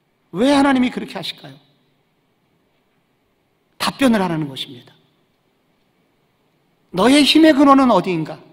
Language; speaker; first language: Korean; native; Korean